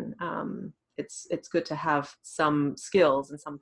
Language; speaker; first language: English; non-native, fluent; Thai